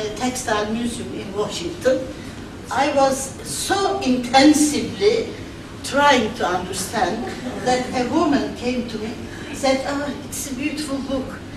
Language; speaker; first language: English; non-native, fluent; Turkish